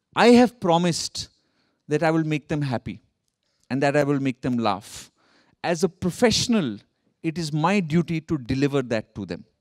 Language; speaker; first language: English; non-native, local second language; Hindi